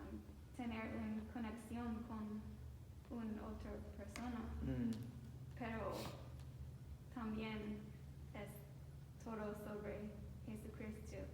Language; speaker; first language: Spanish; non-native, learner; English